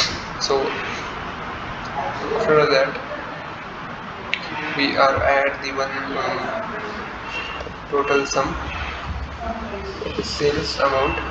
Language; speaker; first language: English; non-native, learner; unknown